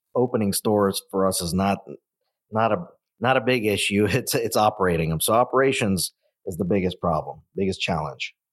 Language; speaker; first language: English; native; English